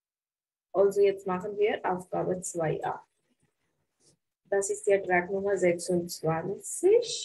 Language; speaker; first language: German; non-native, fluent; Hindi